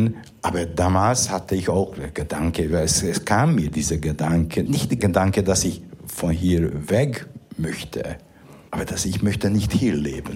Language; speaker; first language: German; non-native, fluent; Hungarian